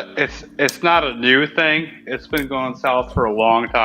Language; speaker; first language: English; native; English